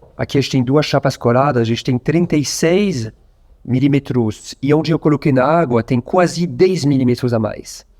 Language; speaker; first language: Portuguese; non-native, fluent; French